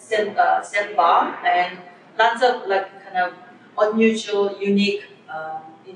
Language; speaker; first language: English; non-native, fluent; Korean